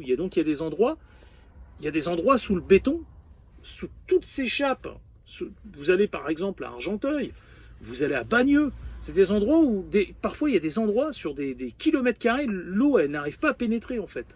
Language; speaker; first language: French; native; French